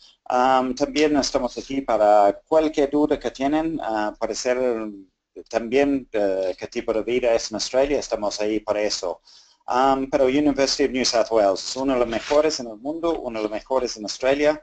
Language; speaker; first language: Spanish; non-native, fluent; English